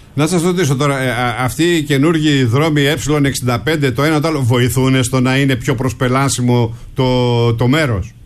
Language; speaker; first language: Greek; native; Greek